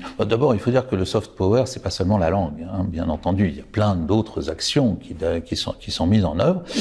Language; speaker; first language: French; native; French